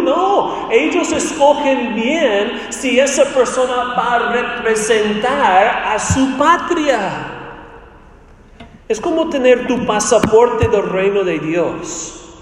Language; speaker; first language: Spanish; non-native, fluent; English